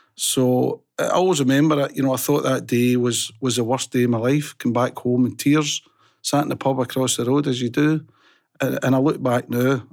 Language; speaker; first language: English; native; English